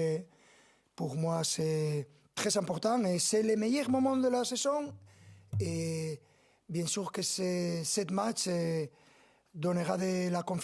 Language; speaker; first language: French; non-native, fluent; Spanish